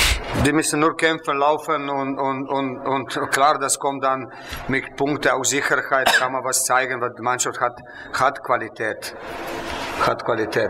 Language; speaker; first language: German; non-native, fluent; Slovenian